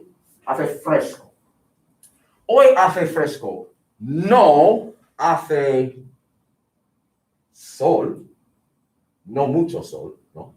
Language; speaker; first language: Spanish; non-native, fluent; English